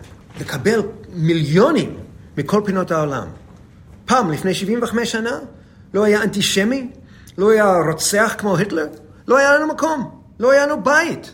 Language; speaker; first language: Hebrew; non-native, fluent; English